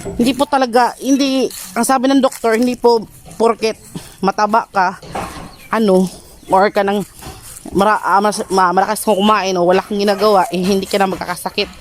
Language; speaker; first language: Filipino; non-native, local second language; Cebuano